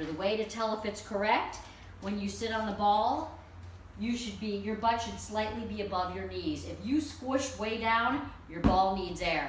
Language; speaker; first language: English; native; English